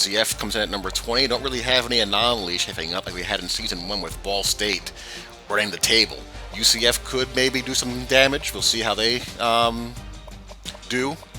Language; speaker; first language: English; native; English